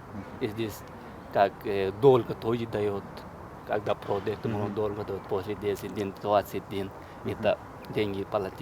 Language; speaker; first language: Russian; non-native, learner; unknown